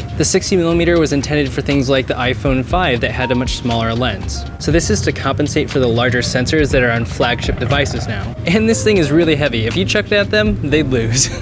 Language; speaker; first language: English; native; English